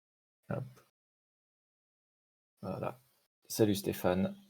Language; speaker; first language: French; native; French